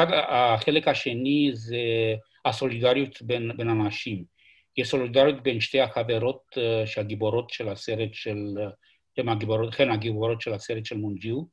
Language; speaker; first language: Hebrew; non-native, fluent; Romanian